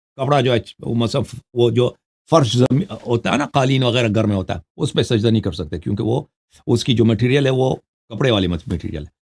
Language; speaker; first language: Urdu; non-native, fluent; Persian